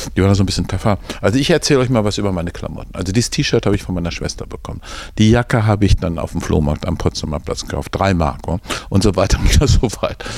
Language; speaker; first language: German; native; German